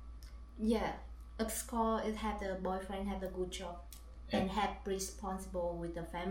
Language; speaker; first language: English; non-native, learner; Vietnamese